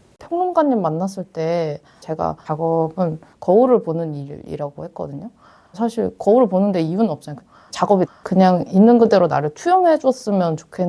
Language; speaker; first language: Korean; native; Korean